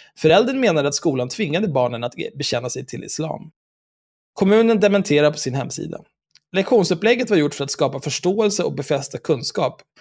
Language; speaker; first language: Swedish; native; Swedish